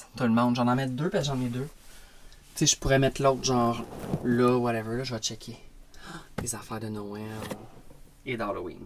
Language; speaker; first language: French; native; French